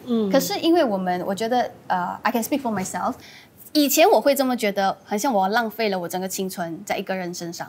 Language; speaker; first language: Chinese; native; Chinese